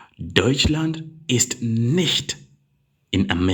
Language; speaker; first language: German; non-native, learner; English